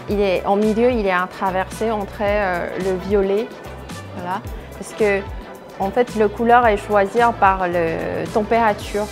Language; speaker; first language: French; non-native, fluent; Chinese